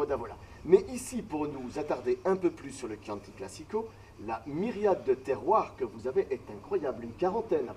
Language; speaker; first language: French; native; French